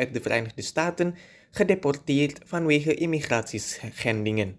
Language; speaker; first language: Dutch; non-native, fluent; Indonesian